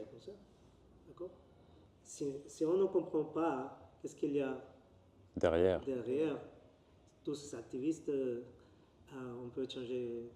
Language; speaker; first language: French; non-native, learner; Spanish